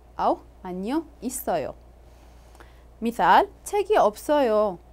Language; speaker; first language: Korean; non-native, fluent; Arabic